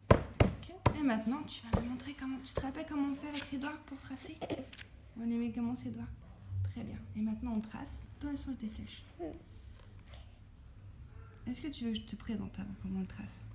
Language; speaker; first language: French; native; French